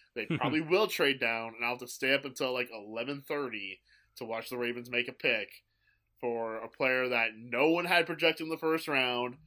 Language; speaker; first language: English; native; English